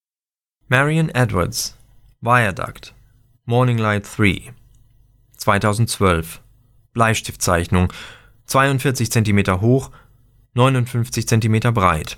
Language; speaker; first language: German; native; German